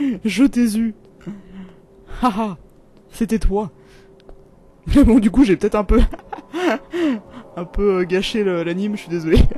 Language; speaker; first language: French; native; French